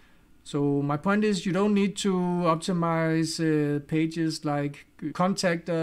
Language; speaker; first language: English; non-native, fluent; Danish